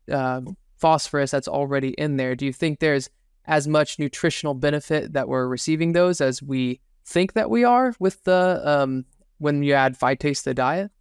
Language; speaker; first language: English; native; English